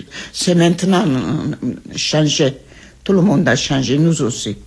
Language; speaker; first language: French; early bilingual, other home language; Armenian